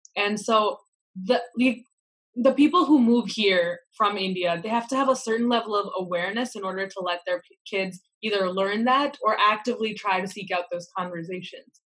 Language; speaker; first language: English; native; English